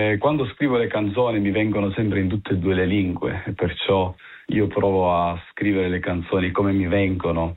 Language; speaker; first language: Italian; early bilingual, heritage; Italian